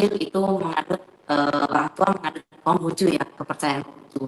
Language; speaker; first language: Indonesian; native; Indonesian